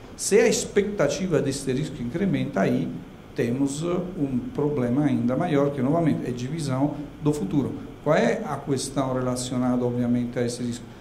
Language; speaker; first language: Portuguese; non-native, fluent; Italian